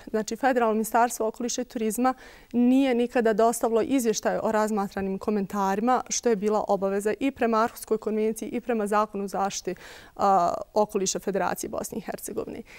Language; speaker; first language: Croatian; native; Croatian